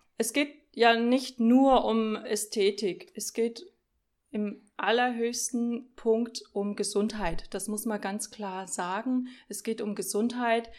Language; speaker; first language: German; early bilingual, other home language; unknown